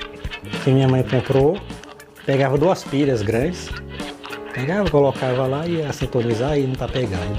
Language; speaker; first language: Portuguese; native; Portuguese